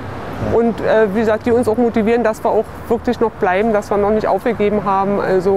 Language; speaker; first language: German; native; German